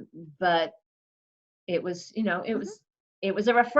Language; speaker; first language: English; native; English